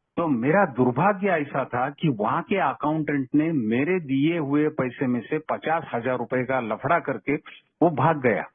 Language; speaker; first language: Hindi; non-native, local second language; Kannada